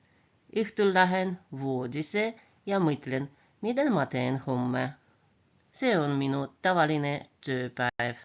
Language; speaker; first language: Estonian; non-native, local second language; Russian